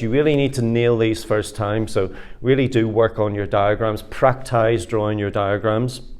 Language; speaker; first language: English; native; English